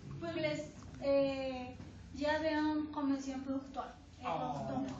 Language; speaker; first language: French; non-native, learner; Spanish